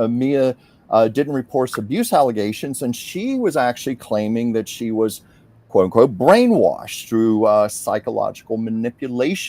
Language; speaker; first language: English; native; English